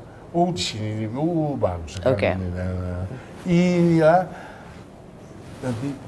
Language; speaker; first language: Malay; non-native, fluent; Tetum